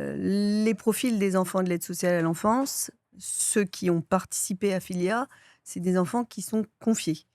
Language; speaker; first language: French; native; French